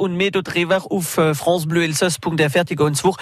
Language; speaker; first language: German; non-native, local second language; French